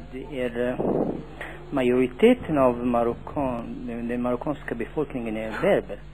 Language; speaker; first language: Swedish; non-native, fluent; Tachelhit